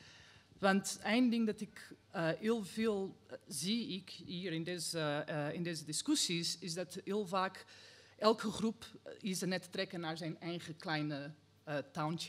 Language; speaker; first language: Dutch; non-native, fluent; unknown